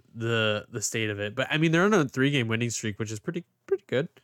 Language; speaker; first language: English; early bilingual, other home language; Maltese